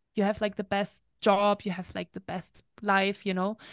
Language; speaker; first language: English; non-native, fluent; German